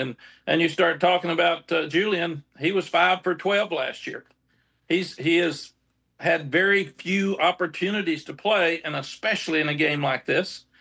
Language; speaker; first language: English; native; English